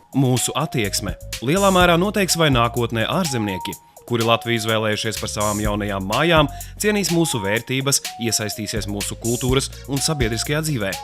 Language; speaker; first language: Latvian; native; Latvian